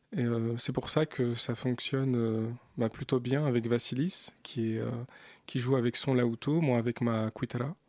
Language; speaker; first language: French; early bilingual, other home language; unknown